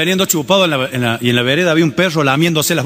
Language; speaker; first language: Spanish; native; Spanish